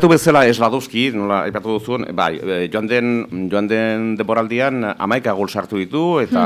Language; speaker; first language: Basque; native; Basque